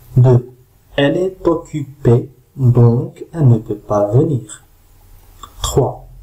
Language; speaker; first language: French; non-native, local second language; Arabic